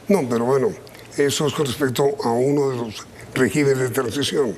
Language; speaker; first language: Spanish; native; Spanish